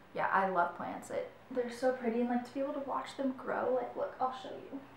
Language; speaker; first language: English; native; English